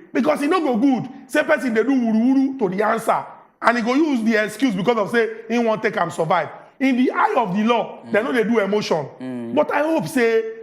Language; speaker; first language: Nigerian Pidgin; native; Nigerian Pidgin